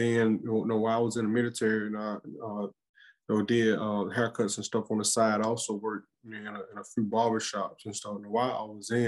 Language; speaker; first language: English; native; English